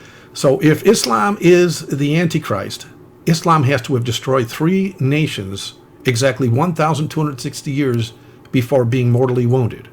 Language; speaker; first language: English; native; English